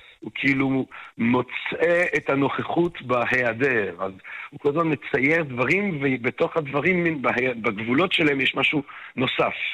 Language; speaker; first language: Hebrew; non-native, fluent; French